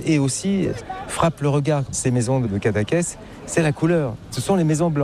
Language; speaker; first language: French; native; French